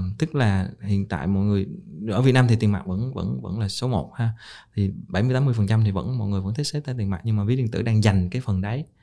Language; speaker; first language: Vietnamese; native; Vietnamese